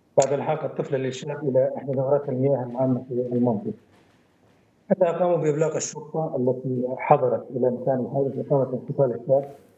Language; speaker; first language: Arabic; native; Arabic